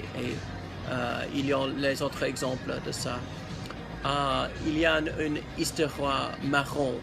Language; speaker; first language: French; non-native, learner; English